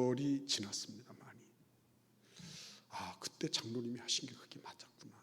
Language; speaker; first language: Korean; native; Korean